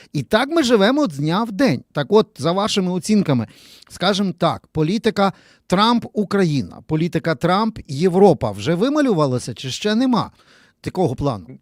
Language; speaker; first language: Ukrainian; native; Ukrainian